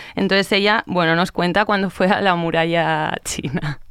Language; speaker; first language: Spanish; native; Spanish